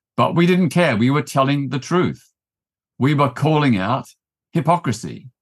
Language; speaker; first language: English; native; English